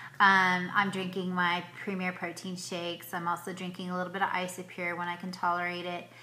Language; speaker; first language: English; native; English